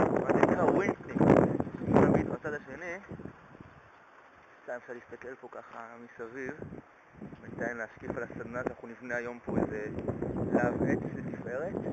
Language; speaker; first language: Hebrew; native; Hebrew